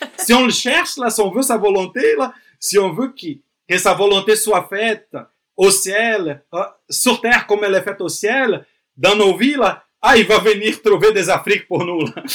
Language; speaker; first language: French; non-native, fluent; Portuguese